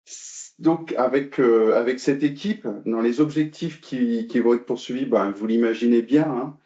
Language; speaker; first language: French; native; French